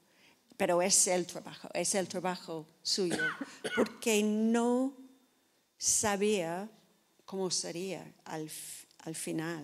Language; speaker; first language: Spanish; non-native, fluent; English